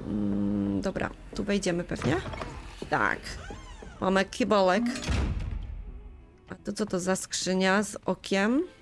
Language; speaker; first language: Polish; native; Polish